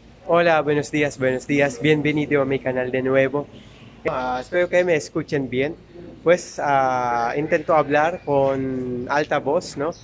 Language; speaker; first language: Spanish; non-native, learner; Filipino